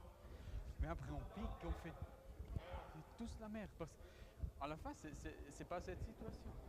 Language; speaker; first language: French; non-native, local second language; German